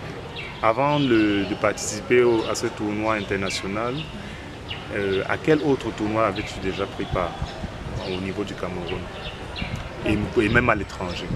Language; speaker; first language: French; native; French